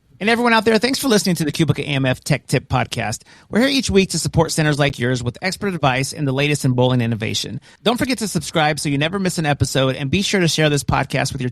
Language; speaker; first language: English; native; English